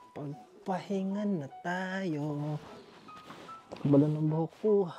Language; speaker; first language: Filipino; native; Filipino